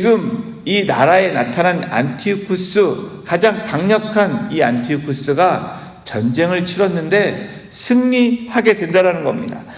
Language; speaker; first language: Korean; native; Korean